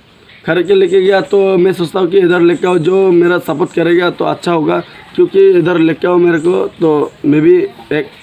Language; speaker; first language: Hindi; non-native, local second language; Karbi